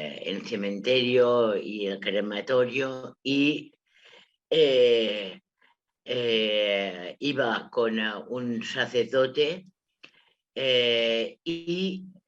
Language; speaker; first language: Spanish; non-native, local second language; Catalan